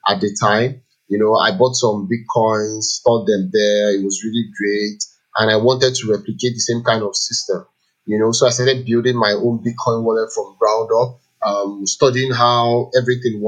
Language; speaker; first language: English; non-native, local second language; Igbo